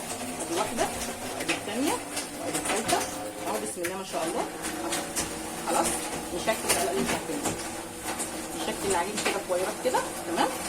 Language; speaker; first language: Arabic; native; Arabic